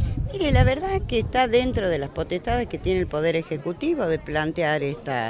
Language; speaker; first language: Spanish; native; Spanish